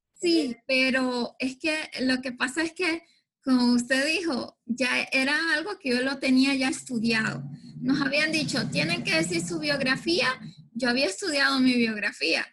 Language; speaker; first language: Spanish; native; Spanish